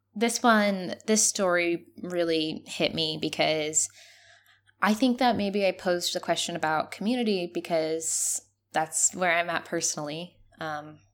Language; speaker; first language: English; non-native, fluent; Spanish